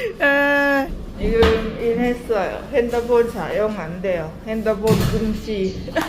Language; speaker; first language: Korean; non-native, learner; Lao